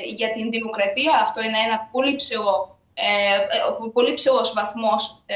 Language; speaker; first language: Greek; non-native, fluent; Ukrainian